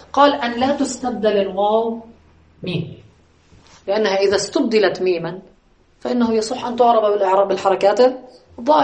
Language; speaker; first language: Arabic; native; Arabic